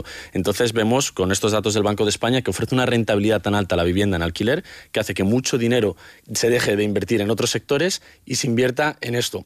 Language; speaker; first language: Spanish; native; Spanish